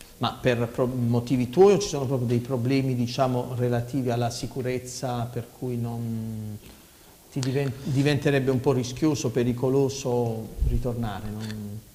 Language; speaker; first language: Italian; native; Italian